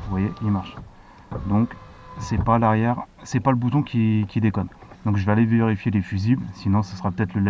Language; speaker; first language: French; native; French